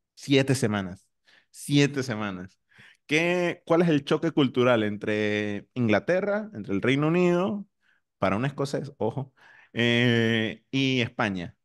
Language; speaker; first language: Spanish; native; Spanish